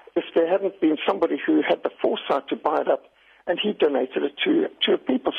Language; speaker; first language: English; native; English